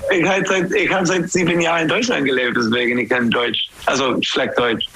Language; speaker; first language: German; non-native, learner; English